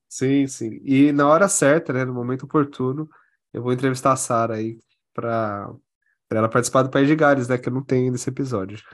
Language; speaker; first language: Portuguese; native; Portuguese